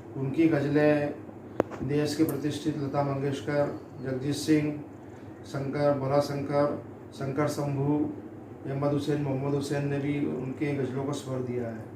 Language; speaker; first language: Hindi; native; Hindi